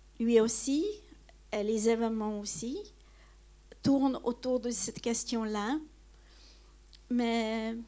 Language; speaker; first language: French; non-native, fluent; Hungarian